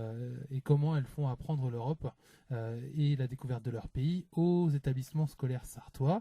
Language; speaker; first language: French; native; French